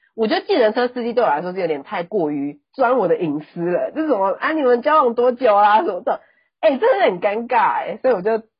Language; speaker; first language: Chinese; native; Chinese